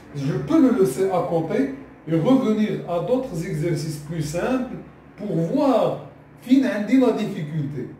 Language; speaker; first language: French; non-native, local second language; Arabic